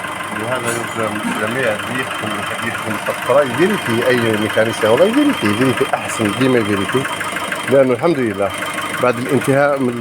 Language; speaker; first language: Arabic; native; Arabic